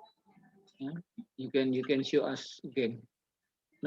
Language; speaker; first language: English; non-native, learner; Indonesian